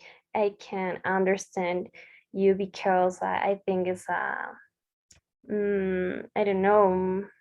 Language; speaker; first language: English; non-native, learner; Spanish